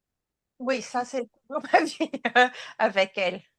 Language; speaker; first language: French; non-native, fluent; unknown